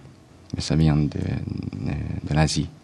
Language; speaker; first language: French; non-native, fluent; Hungarian